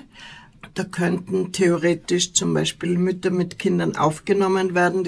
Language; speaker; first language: German; native; German